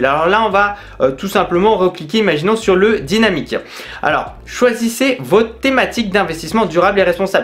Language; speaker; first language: French; native; French